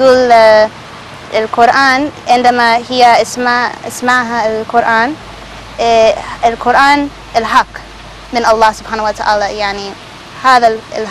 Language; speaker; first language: Arabic; non-native, learner; Spanish